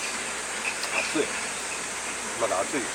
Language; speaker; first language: Japanese; native; Japanese